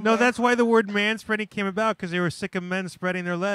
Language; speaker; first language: English; native; English